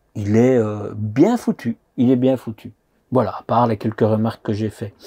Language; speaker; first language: French; native; French